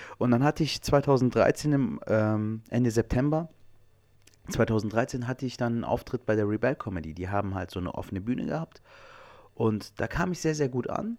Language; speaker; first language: German; early bilingual, other home language; Turkish